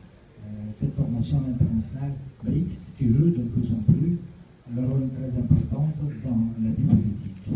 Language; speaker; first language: French; non-native, fluent; Russian